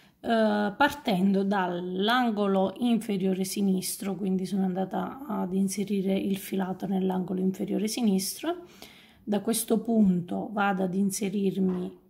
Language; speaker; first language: Italian; native; Italian